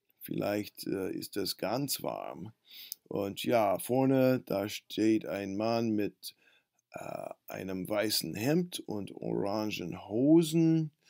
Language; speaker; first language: German; non-native, fluent; English